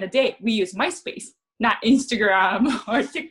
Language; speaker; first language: English; non-native, fluent; Japanese